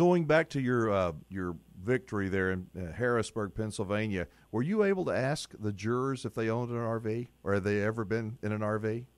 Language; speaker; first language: English; native; English